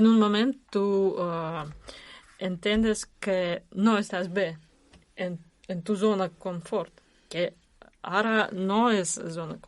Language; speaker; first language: Catalan; non-native, learner; Russian